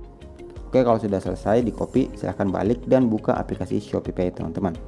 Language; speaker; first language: Indonesian; native; Indonesian